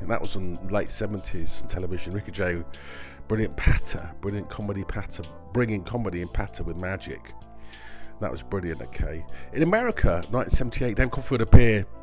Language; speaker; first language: English; native; English